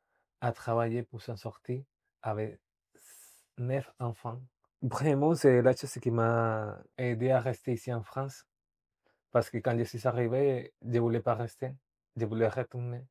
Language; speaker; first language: French; non-native, fluent; Spanish